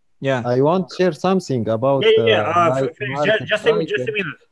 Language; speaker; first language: English; non-native, learner; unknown